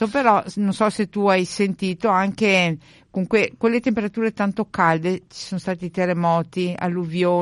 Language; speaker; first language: Italian; early bilingual, heritage; Italian